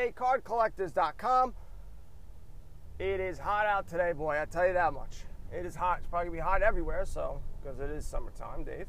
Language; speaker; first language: English; native; English